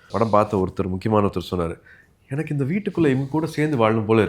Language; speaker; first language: Tamil; native; Tamil